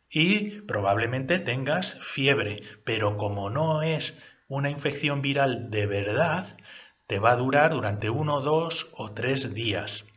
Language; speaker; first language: Spanish; native; Spanish